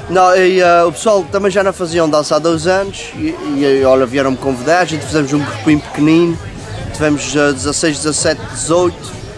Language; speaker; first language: Portuguese; native; Portuguese